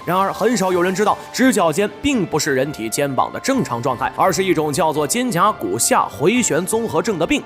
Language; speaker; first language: Chinese; native; Chinese